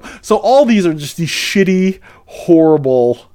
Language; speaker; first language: English; early bilingual, other home language; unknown